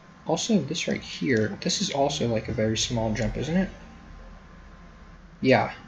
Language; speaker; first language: English; native; English